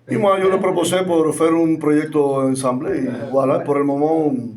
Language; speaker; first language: French; non-native, learner; Spanish